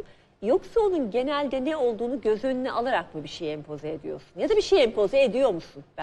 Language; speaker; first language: Turkish; native; Turkish